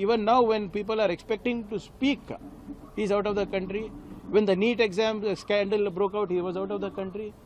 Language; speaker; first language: English; non-native, local second language; Hindi